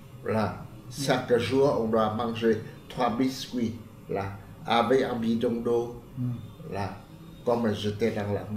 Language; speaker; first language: French; non-native, fluent; Vietnamese